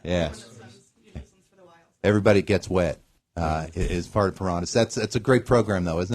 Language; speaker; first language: English; native; English